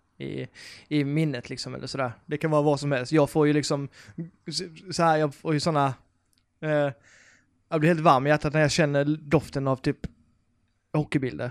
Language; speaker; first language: Swedish; native; Swedish